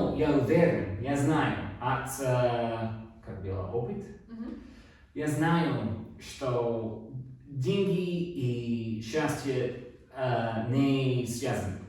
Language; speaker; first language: Russian; non-native, learner; English